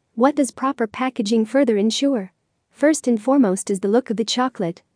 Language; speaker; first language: English; non-native, learner; Arabic